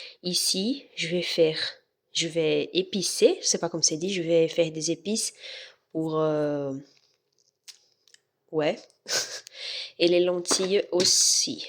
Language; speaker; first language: French; non-native, learner; Spanish